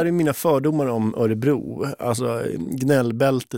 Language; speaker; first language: Swedish; native; Swedish